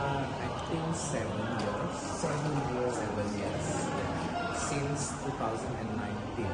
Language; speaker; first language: English; non-native, learner; Indonesian